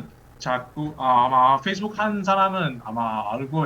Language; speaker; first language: Korean; early bilingual, heritage; English